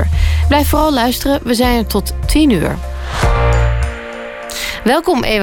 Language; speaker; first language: Dutch; native; Dutch